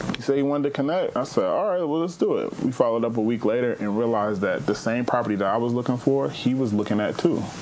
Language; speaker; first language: English; native; English